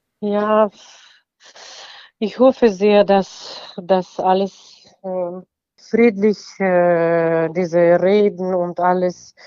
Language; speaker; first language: German; non-native, fluent; Ukrainian